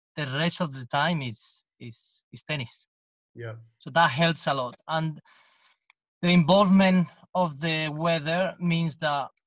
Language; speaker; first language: English; non-native, fluent; Spanish